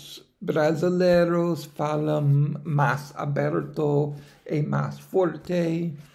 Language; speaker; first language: Portuguese; non-native, learner; English